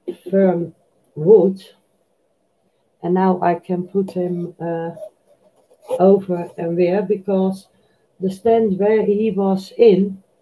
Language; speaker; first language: English; non-native, fluent; Dutch